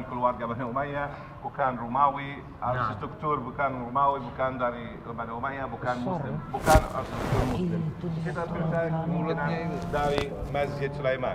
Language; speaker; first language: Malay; non-native, learner; Arabic